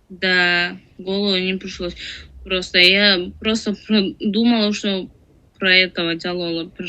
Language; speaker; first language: Russian; non-native, learner; Tajik